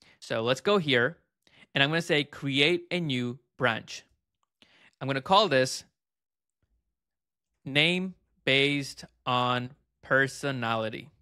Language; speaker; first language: English; native; English